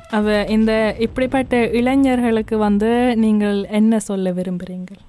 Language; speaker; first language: Tamil; early bilingual, heritage; Tamil